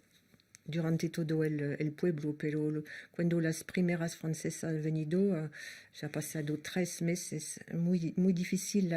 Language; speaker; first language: Spanish; non-native, learner; French